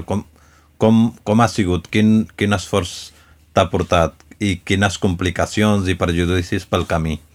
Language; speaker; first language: Catalan; early bilingual, other home language; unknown